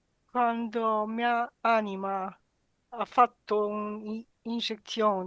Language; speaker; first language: Italian; non-native, learner; Romanian